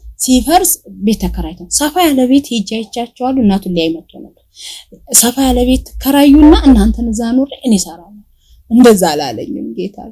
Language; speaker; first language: Amharic; native; Amharic